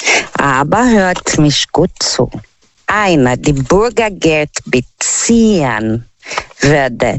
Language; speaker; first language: German; non-native, learner; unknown